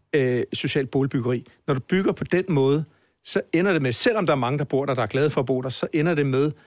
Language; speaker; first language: Danish; native; Danish